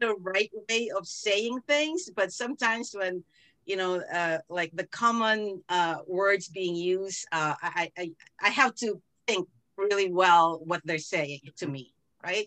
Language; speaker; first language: English; non-native, local second language; Filipino